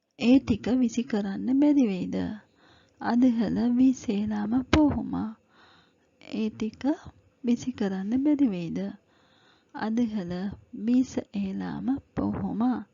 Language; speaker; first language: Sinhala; native; Sinhala